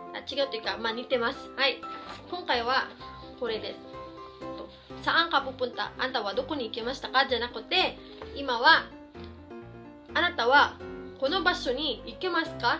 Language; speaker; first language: Japanese; non-native, fluent; Filipino